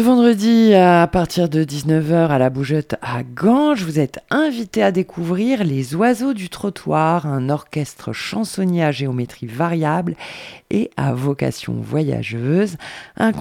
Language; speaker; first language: French; native; French